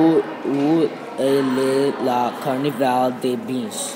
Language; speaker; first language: French; non-native, learner; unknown